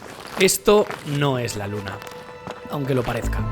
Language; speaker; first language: Spanish; native; Spanish